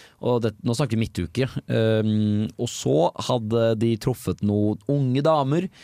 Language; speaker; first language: Norwegian; native; Norwegian